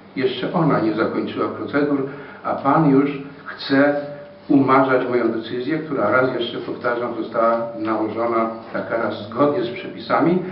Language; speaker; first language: Polish; native; Polish